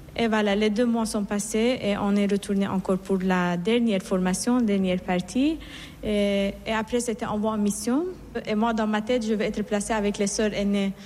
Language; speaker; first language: French; non-native, fluent; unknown